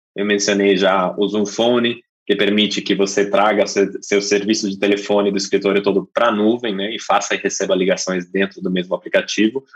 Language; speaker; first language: Portuguese; non-native, fluent; English